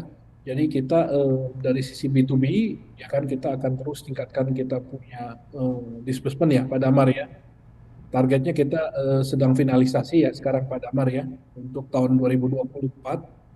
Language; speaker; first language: Indonesian; native; Indonesian